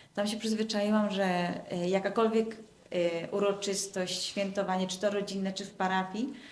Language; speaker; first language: Polish; native; Polish